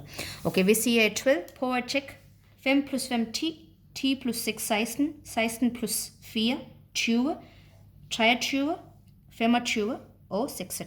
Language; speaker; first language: Danish; non-native, fluent; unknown